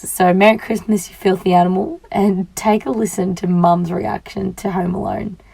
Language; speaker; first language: English; native; English